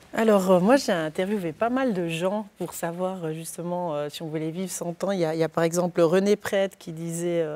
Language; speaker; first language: French; native; French